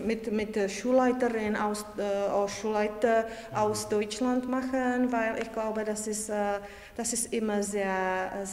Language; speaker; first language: German; non-native, learner; Czech